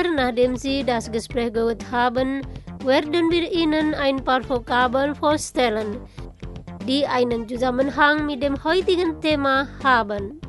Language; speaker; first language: German; non-native, fluent; Indonesian